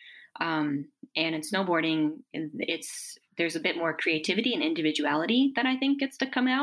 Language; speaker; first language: English; native; English